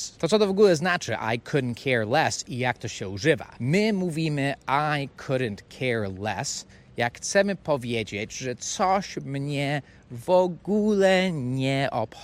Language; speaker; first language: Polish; non-native, fluent; English